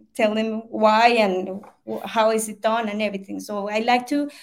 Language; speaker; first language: English; non-native, fluent; Spanish